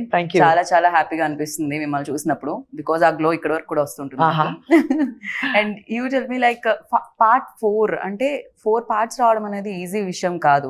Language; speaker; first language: Telugu; native; Telugu